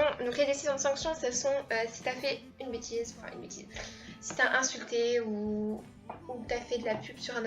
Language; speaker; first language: French; native; French